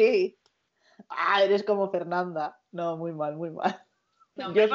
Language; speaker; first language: Spanish; native; Spanish